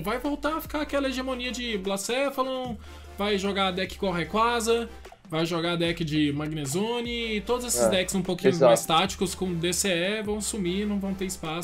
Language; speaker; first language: Portuguese; native; Portuguese